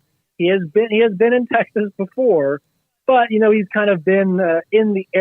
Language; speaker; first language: English; native; English